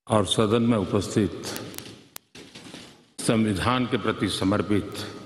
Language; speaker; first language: Hindi; non-native, local second language; Gujarati